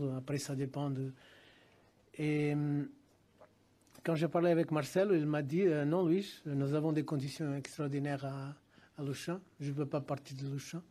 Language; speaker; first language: French; non-native, fluent; Portuguese